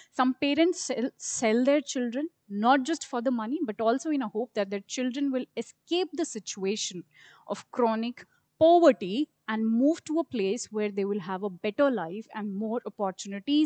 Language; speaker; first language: English; non-native, local second language; Hindi